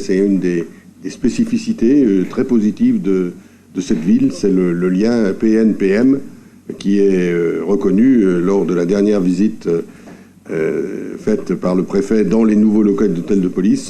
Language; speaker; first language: French; native; French